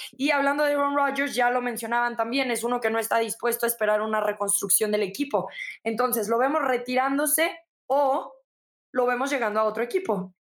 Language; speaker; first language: Spanish; native; Spanish